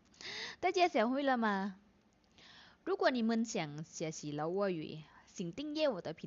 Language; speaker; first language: Chinese; non-native, fluent; Lao